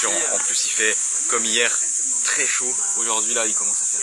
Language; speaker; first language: French; native; French